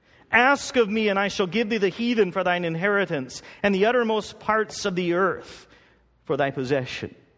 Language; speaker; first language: English; native; English